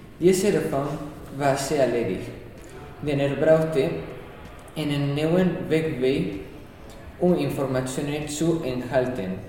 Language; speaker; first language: German; non-native, learner; Spanish